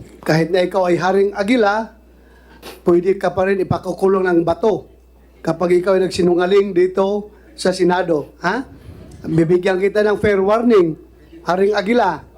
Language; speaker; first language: Filipino; non-native, local second language; Cebuano